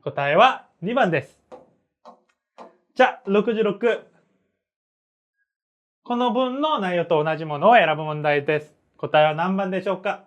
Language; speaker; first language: Japanese; non-native, fluent; Korean